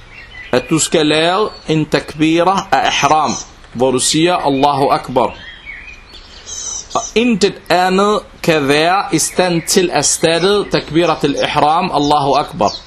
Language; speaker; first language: Danish; non-native, local second language; Arabic